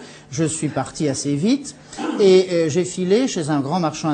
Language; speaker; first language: French; native; French